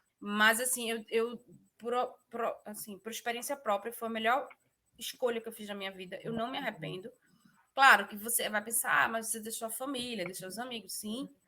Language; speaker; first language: Portuguese; native; Portuguese